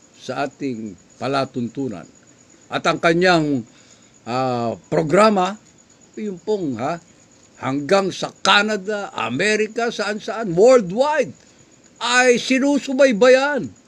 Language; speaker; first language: Filipino; non-native, local second language; Iloko